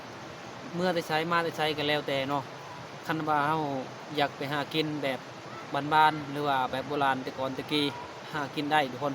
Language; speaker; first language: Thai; non-native, local second language; Northeastern Thai